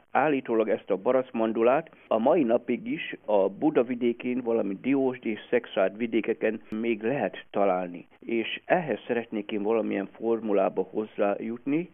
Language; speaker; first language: Hungarian; native; Hungarian